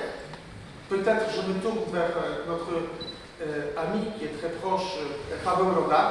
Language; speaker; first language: French; non-native, fluent; Polish